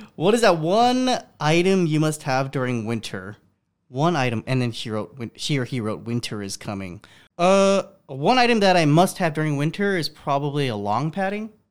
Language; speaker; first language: English; early bilingual, other home language; Korean